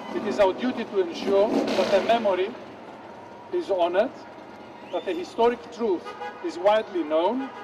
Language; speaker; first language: English; non-native, fluent; Greek